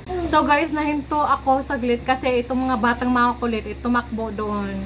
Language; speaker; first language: Filipino; non-native, local second language; Cebuano